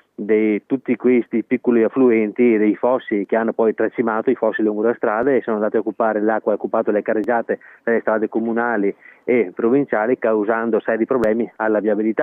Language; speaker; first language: Italian; native; Italian